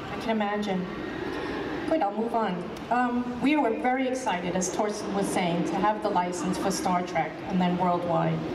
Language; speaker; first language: English; native; English